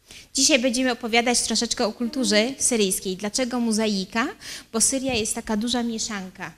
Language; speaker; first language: Polish; early bilingual, heritage; Arabic